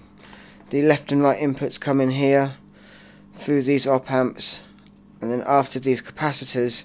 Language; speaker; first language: English; native; English